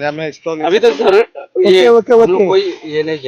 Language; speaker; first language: Hindi; non-native, local second language; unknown